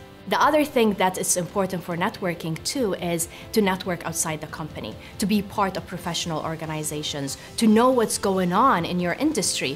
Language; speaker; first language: English; non-native, fluent; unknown